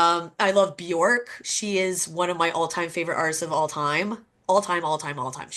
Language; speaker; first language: English; native; English